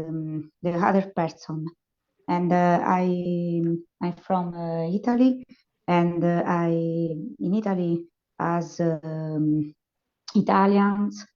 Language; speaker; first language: English; non-native, learner; Italian